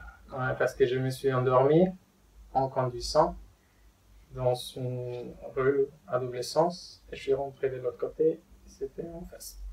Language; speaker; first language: French; non-native, fluent; Spanish